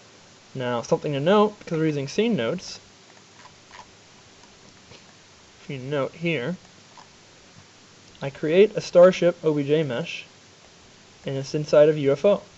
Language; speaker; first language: English; native; English